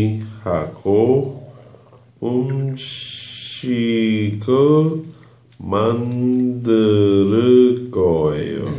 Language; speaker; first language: Korean; non-native, learner; English